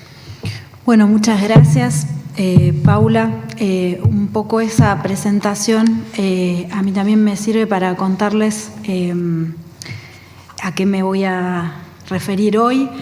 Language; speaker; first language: Spanish; native; Spanish